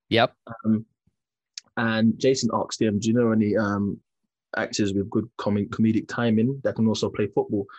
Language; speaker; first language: English; native; English